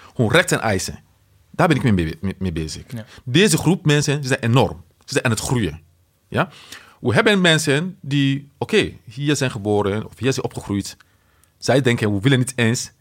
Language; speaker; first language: Dutch; non-native, fluent; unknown